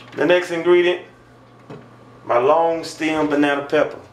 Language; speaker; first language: English; native; English